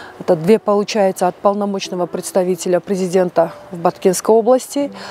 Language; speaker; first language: Russian; non-native, local second language; Kyrgyz